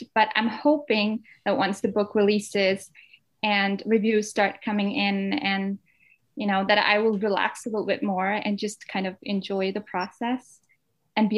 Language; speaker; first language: English; non-native, fluent; Danish